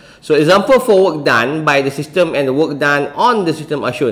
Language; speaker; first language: English; non-native, local second language; Malay